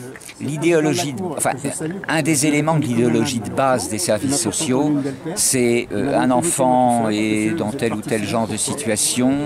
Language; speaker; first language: French; native; French